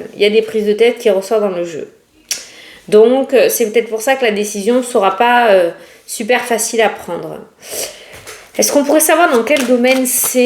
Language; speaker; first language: French; native; French